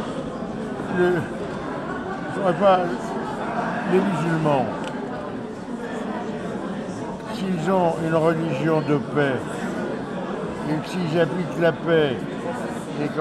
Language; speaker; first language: French; early bilingual, other home language; Yiddish